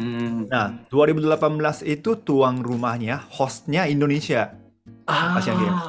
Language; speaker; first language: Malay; non-native, fluent; Japanese